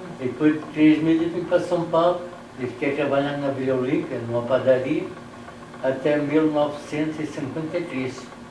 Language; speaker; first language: Portuguese; native; Portuguese